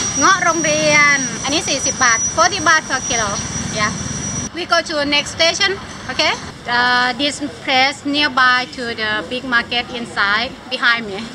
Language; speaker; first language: English; non-native, local second language; Thai